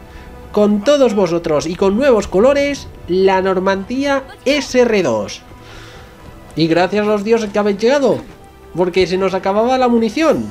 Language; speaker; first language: Spanish; native; Spanish